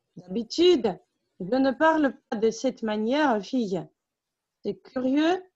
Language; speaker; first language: French; non-native, fluent; Russian